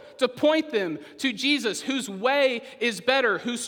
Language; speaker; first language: English; native; English